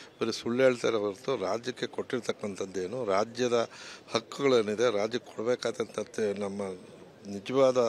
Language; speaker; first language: Kannada; native; Kannada